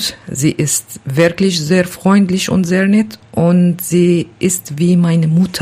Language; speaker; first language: German; non-native, learner; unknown